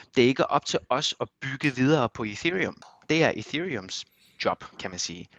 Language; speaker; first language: Danish; early bilingual, other home language; Armenian